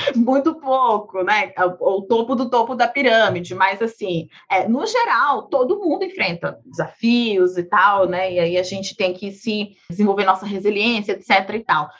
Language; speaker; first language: Portuguese; native; Portuguese